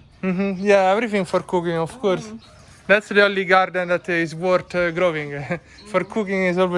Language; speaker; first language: English; non-native, fluent; Italian